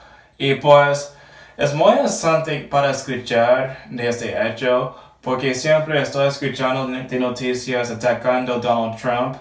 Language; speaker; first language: Spanish; non-native, learner; English